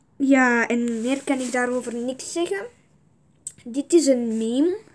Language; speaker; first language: Dutch; non-native, fluent; Russian